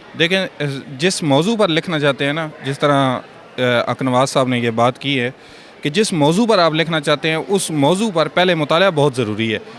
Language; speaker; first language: Urdu; native; Urdu